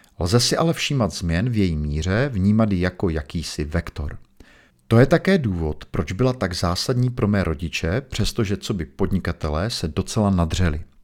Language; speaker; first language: Czech; native; Czech